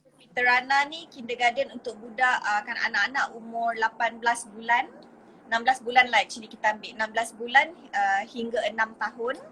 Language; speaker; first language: Malay; native; Malay